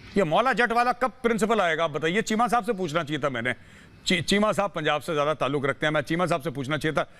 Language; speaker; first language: Hindi; native; Hindi